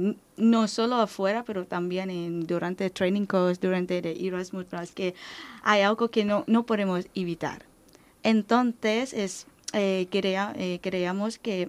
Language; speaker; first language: Spanish; non-native, learner; Thai